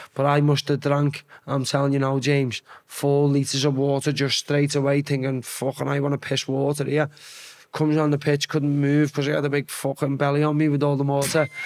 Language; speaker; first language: English; native; English